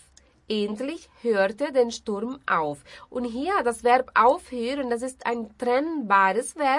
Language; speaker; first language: German; non-native, fluent; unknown